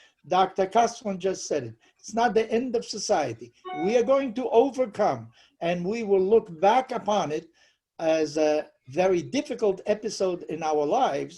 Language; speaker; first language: English; non-native, fluent; Spanish